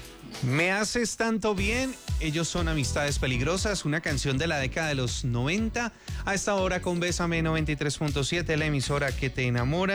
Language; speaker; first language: Spanish; native; Spanish